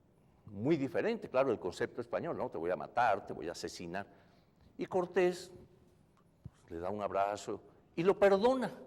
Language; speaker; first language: Spanish; native; Spanish